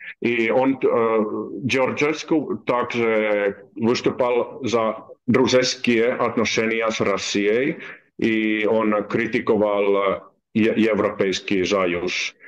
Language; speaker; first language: Russian; non-native, learner; Finnish